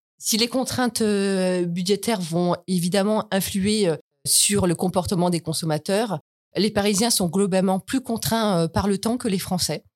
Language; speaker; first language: French; native; French